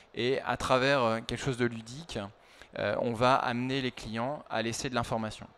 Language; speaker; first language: French; native; French